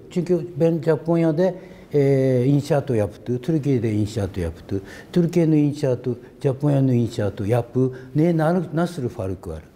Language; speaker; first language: Turkish; non-native, learner; Japanese